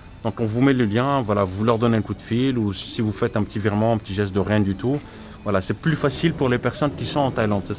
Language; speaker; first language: French; native; French